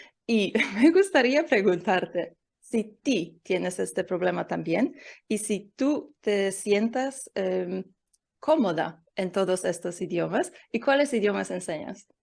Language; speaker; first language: Spanish; non-native, learner; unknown